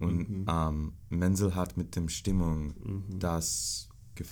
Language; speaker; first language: German; non-native, learner; English